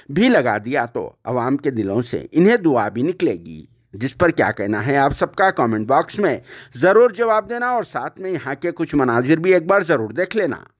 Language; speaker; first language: Hindi; non-native, local second language; Urdu